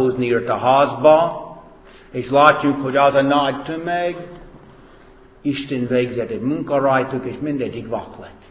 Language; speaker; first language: Hungarian; non-native, fluent; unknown